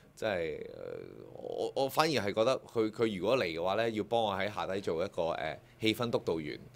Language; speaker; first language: Cantonese; native; Cantonese